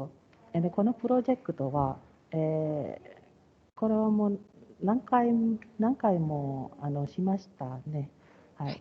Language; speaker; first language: Japanese; non-native, fluent; Indonesian